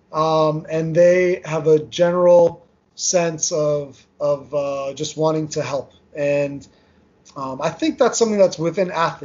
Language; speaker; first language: English; early bilingual, other home language; Armenian